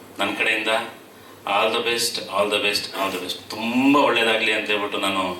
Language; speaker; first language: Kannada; native; Kannada